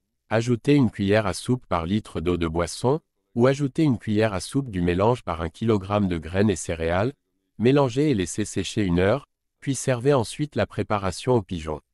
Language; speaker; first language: French; native; French